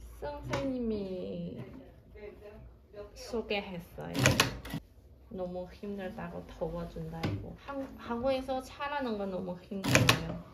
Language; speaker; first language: Korean; non-native, learner; Vietnamese